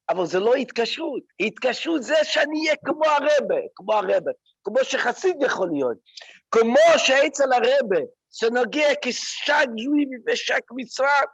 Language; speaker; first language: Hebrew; non-native, fluent; French